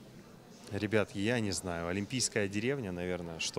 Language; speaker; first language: Russian; native; Russian